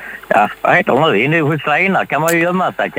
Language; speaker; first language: Swedish; native; Swedish